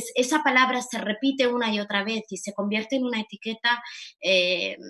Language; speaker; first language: Spanish; early bilingual, heritage; Arabic